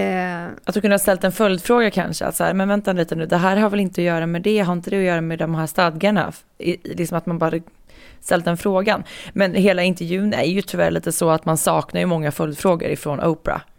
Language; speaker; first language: Swedish; native; Swedish